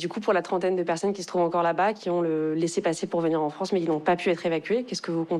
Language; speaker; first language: French; native; French